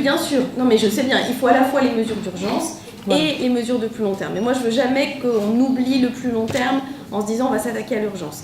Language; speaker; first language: French; native; French